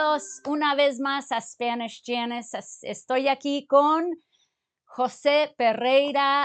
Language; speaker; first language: Spanish; early bilingual, other home language; English